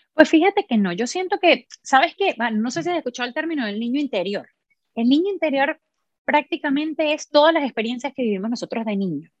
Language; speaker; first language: Spanish; native; Spanish